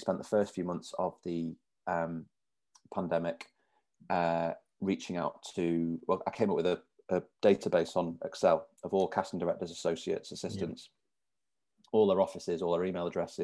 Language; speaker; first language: English; native; English